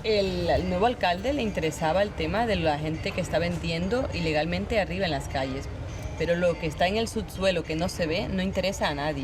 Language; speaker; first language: Spanish; native; Spanish